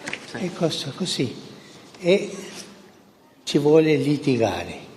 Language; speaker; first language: Italian; non-native, fluent; Spanish